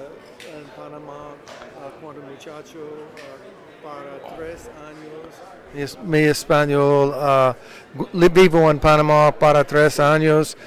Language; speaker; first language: Spanish; non-native, learner; English